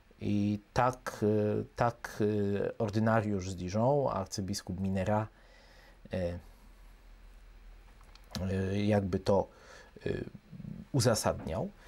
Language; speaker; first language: Polish; native; Polish